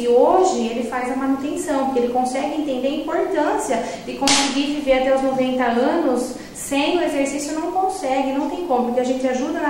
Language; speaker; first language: Portuguese; native; Portuguese